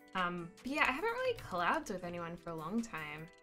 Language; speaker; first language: English; native; English